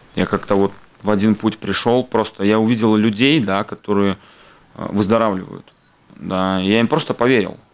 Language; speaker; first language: Russian; native; Russian